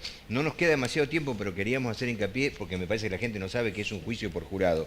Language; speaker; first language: Spanish; native; Spanish